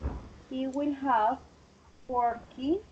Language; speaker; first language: English; non-native, learner; Spanish